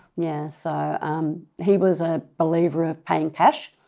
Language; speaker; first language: English; native; English